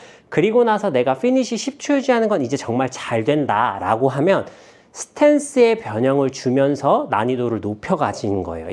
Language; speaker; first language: Korean; native; Korean